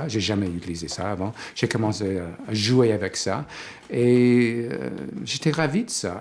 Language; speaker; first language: French; non-native, fluent; English